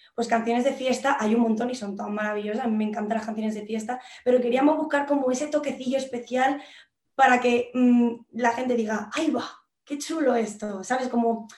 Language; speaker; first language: Spanish; native; Spanish